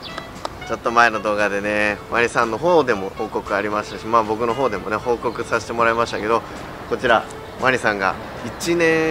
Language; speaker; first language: Japanese; native; Japanese